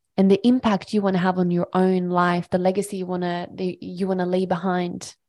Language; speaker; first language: English; non-native, fluent; Swedish